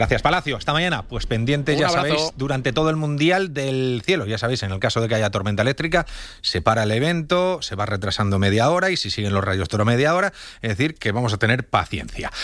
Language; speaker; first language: Spanish; native; Spanish